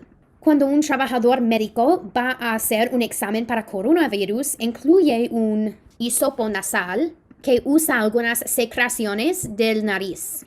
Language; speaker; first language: Spanish; non-native, fluent; English